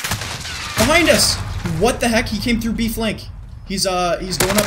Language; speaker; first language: English; native; English